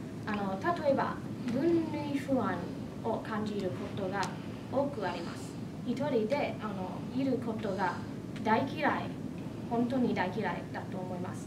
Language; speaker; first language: Japanese; non-native, fluent; English